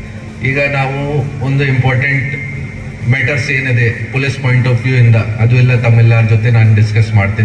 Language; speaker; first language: Kannada; non-native, learner; Hindi